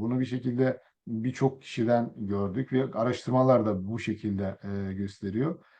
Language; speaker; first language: Turkish; early bilingual, other home language; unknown